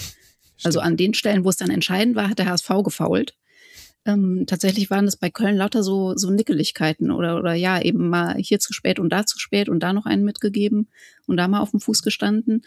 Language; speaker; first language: German; native; German